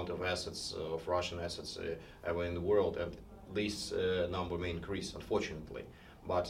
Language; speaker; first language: English; non-native, fluent; Ukrainian